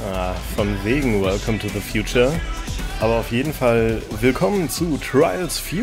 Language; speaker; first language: German; native; German